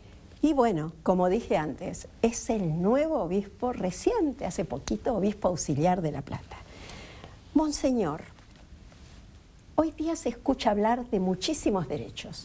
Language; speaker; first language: Spanish; native; Spanish